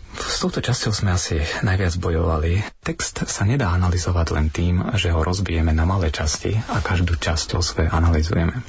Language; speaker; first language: Slovak; native; Slovak